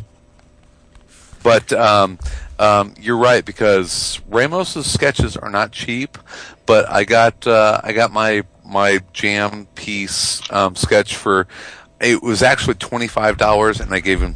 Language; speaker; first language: English; native; English